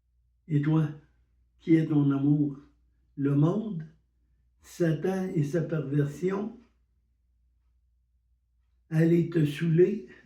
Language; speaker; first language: French; native; French